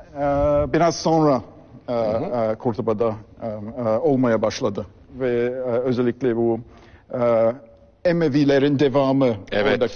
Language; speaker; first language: Turkish; non-native, fluent; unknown